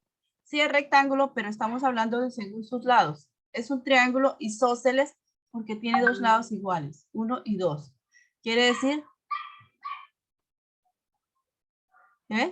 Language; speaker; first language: Spanish; native; Spanish